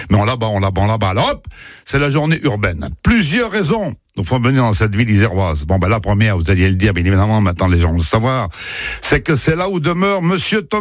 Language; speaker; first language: French; native; French